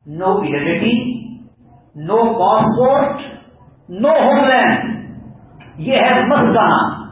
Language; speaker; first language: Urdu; non-native, local second language; Punjabi